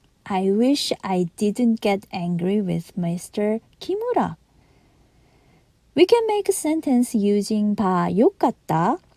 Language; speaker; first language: English; non-native, fluent; Japanese